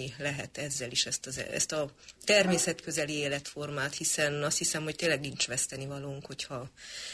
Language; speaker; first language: Hungarian; native; Hungarian